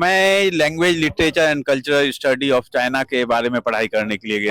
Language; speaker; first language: Hindi; native; Hindi